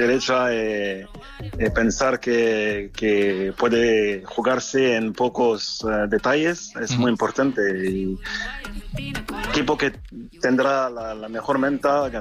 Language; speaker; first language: Spanish; non-native, fluent; French